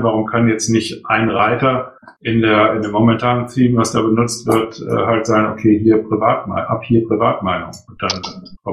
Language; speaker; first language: German; native; German